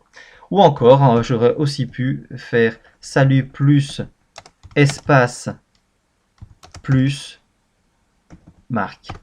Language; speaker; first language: French; native; French